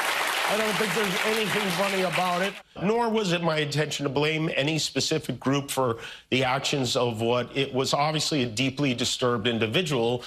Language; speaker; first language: English; native; English